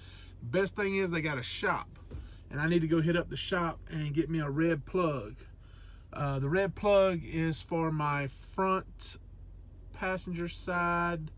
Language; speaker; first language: English; native; English